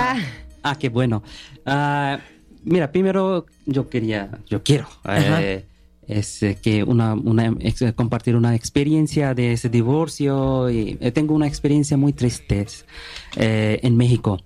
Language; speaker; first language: Spanish; non-native, learner; Bangla